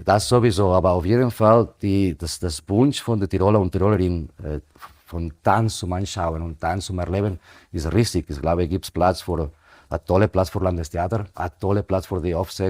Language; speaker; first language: German; non-native, fluent; Spanish